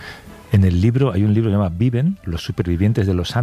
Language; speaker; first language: Spanish; native; Spanish